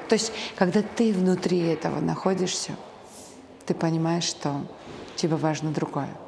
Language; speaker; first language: Russian; non-native, local second language; Georgian